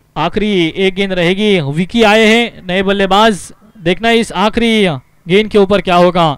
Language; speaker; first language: Hindi; non-native, local second language; Marathi